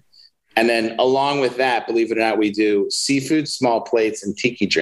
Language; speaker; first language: English; native; English